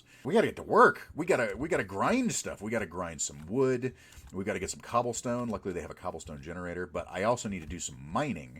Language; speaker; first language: English; native; English